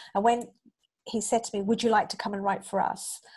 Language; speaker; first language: English; native; English